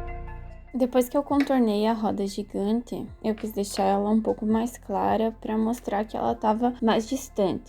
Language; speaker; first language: Portuguese; native; Portuguese